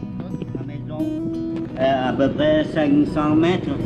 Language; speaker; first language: French; non-native, learner; Vietnamese